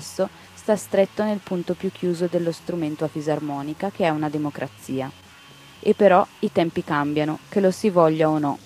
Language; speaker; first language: Italian; native; Italian